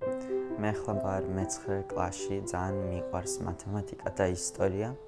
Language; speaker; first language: Georgian; early bilingual, heritage; Georgian